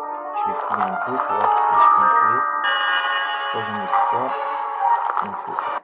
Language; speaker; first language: French; native; French